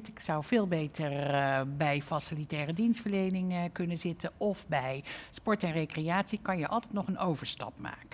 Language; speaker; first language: Dutch; native; Dutch